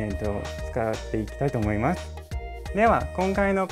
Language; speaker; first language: Japanese; non-native, fluent; English